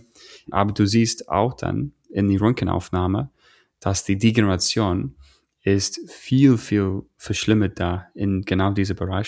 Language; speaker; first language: German; non-native, fluent; English